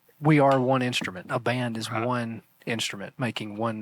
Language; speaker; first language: English; native; English